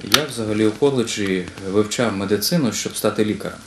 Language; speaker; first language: Ukrainian; native; Ukrainian